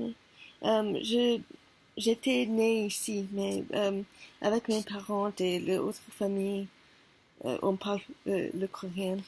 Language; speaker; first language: French; non-native, learner; Korean